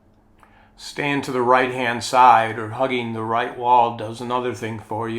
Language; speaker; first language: English; native; English